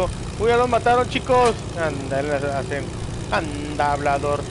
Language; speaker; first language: Spanish; native; Spanish